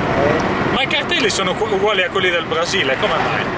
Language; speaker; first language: Italian; native; Italian